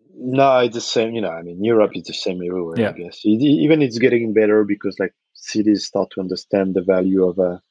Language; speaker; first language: English; non-native, fluent; French